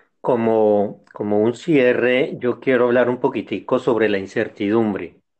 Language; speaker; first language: Spanish; native; Spanish